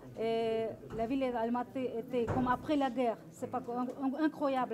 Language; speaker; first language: French; non-native, fluent; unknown